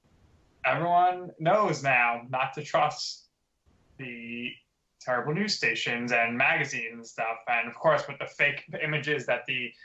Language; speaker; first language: English; native; English